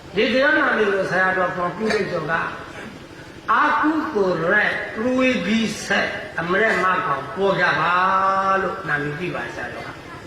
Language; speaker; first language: Burmese; native; Burmese